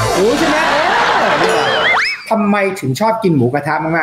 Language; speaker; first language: Thai; native; Thai